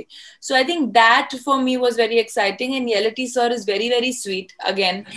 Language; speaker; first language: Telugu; non-native, fluent; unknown